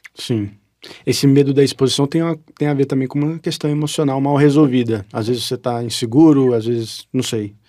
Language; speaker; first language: Portuguese; native; Portuguese